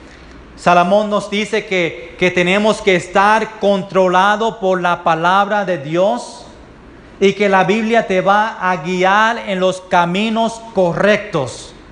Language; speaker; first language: Spanish; early bilingual, heritage; Spanish